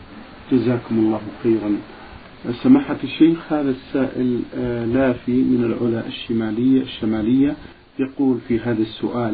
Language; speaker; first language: Arabic; native; Arabic